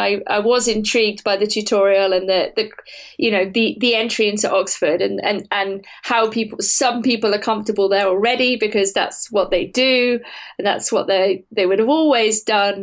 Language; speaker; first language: English; native; English